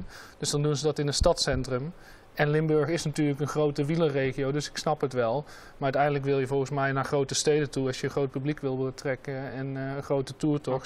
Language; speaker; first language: Dutch; native; Dutch